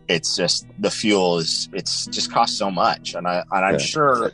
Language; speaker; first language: English; native; English